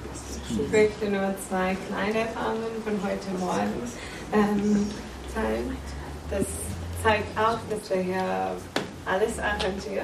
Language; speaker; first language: German; non-native, learner; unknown